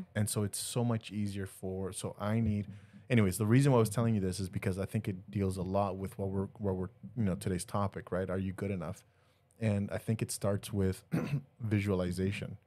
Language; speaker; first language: English; early bilingual, other home language; Spanish